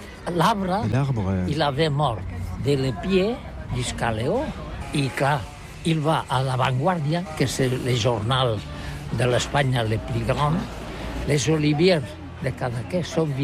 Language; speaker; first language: French; non-native, learner; Catalan